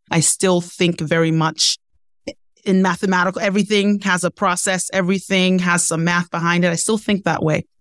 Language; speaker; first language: English; non-native, local second language; Ibibio